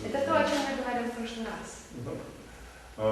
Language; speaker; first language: Russian; native; Russian